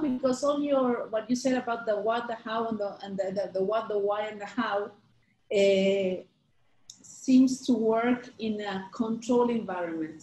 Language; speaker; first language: English; non-native, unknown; Spanish